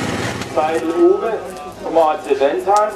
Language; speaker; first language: German; native; German